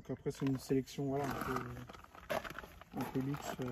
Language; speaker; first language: French; native; French